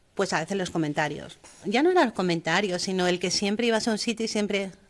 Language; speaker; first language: Spanish; early bilingual, heritage; German